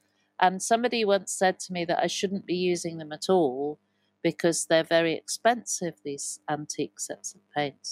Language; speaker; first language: English; native; English